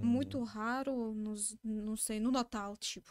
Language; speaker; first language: Portuguese; non-native, learner; Russian